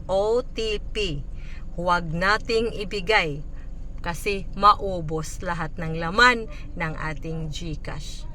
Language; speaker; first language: Filipino; non-native, local second language; Cebuano